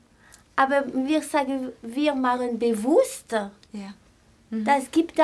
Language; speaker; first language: German; non-native, fluent; French